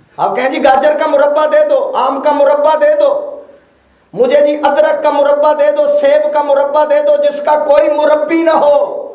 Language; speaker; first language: Urdu; non-native, local second language; Punjabi